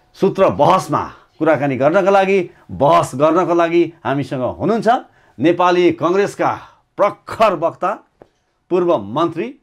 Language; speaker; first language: Nepali; native; Nepali